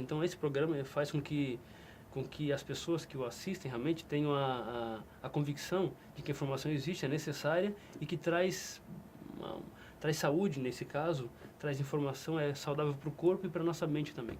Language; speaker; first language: Portuguese; native; Portuguese